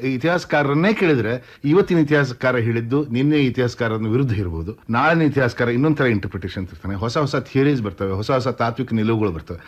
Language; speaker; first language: Kannada; non-native, local second language; Konkani